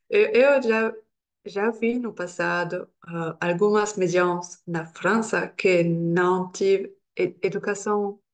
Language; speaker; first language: Portuguese; non-native, learner; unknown